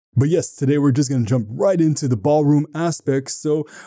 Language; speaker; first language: English; native; English